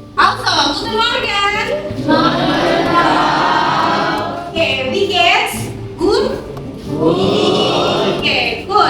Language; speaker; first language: German; non-native, fluent; Indonesian